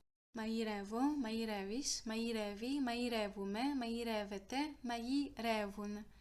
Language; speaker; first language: Greek; non-native, fluent; French